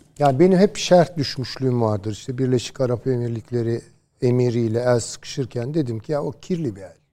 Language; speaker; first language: Turkish; native; Turkish